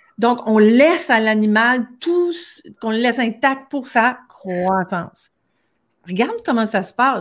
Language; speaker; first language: French; native; French